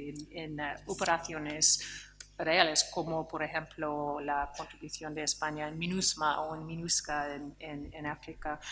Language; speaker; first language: Spanish; non-native, fluent; English